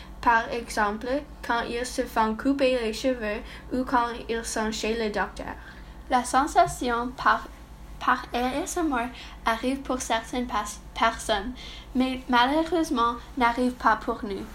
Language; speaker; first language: French; non-native, learner; English